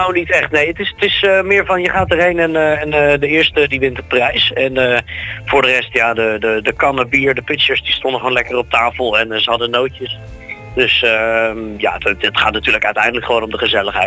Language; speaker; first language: Dutch; native; Dutch